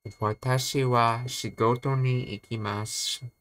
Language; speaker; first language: Japanese; non-native, learner; English